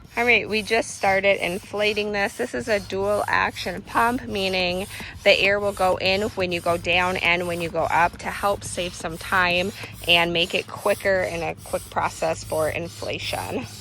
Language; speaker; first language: English; native; English